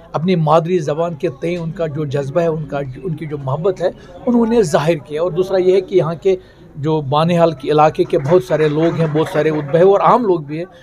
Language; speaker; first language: Urdu; non-native, local second language; Kashmiri